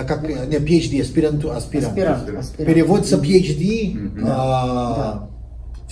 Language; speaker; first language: Russian; non-native, learner; Portuguese